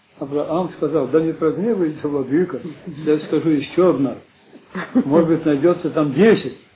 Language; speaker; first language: Russian; early bilingual, heritage; Russian